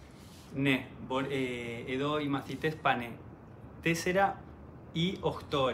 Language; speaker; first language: Greek; early bilingual, heritage; Spanish